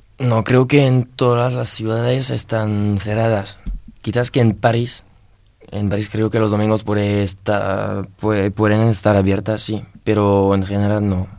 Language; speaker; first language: Spanish; non-native, learner; French